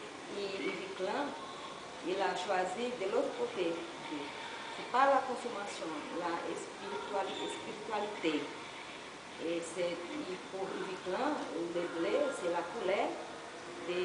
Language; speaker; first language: French; non-native, learner; Portuguese